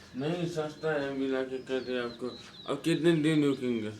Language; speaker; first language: Hindi; non-native, learner; Bangla